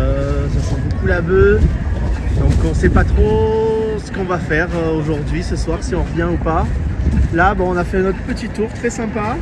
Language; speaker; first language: French; native; French